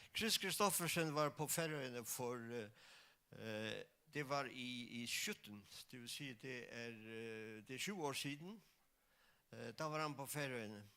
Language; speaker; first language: Danish; non-native, local second language; Faroese